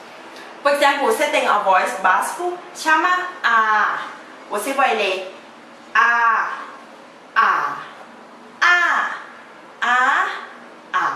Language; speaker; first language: Portuguese; non-native, learner; Thai